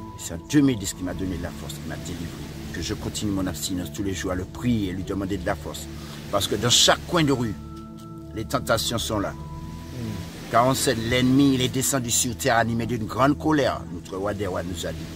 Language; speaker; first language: French; native; French